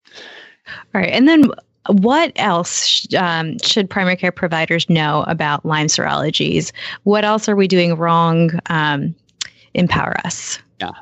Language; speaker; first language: English; early bilingual, other home language; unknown